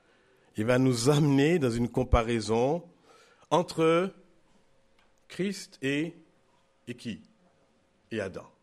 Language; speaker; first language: French; native; French